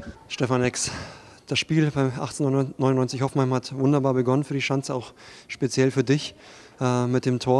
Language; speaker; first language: German; native; German